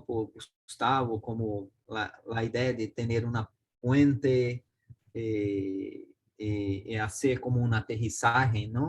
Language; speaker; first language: Spanish; non-native, learner; Portuguese